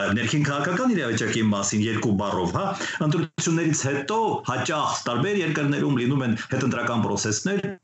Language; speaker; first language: Armenian; native; Armenian